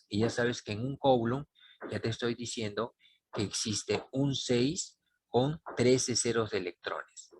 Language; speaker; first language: Spanish; native; Spanish